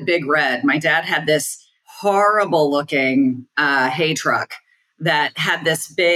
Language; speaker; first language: English; native; English